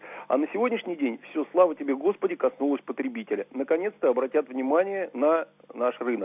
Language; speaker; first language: Russian; native; Russian